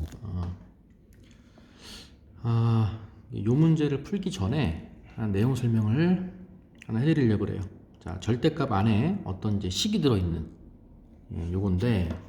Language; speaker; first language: Korean; native; Korean